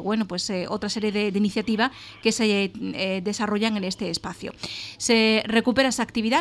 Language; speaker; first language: Spanish; native; Spanish